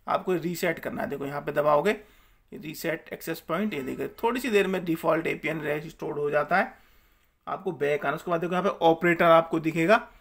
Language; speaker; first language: Hindi; native; Hindi